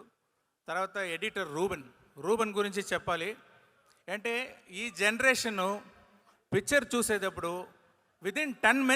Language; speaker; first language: Telugu; non-native, learner; Tamil